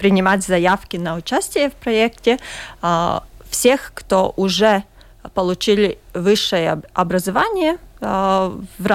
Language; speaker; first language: Russian; non-native, local second language; Latvian